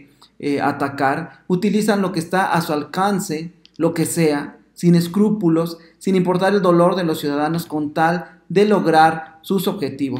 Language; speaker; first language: Spanish; native; Spanish